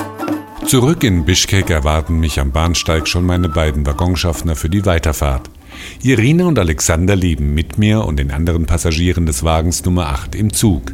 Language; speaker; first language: German; native; German